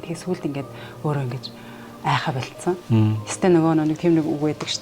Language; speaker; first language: Mongolian; native; Mongolian